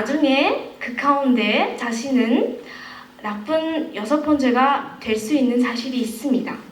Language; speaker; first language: Korean; non-native, fluent; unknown